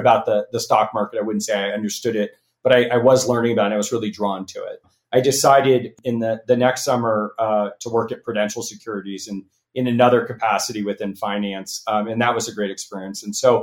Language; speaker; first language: English; native; English